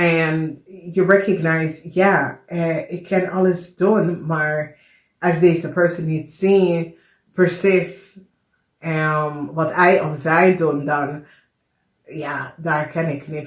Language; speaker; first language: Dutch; non-native, learner; English